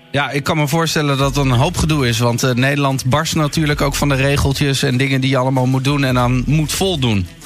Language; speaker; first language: Dutch; native; Dutch